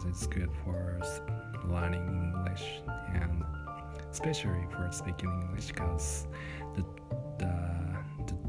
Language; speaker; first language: English; non-native, fluent; Japanese